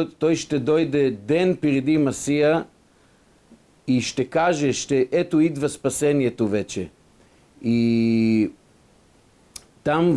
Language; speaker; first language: Bulgarian; non-native, fluent; Hebrew